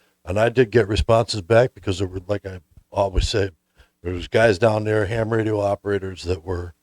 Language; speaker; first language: English; native; English